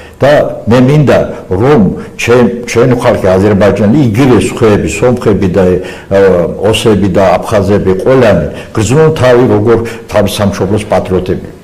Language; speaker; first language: Georgian; non-native, local second language; Azerbaijani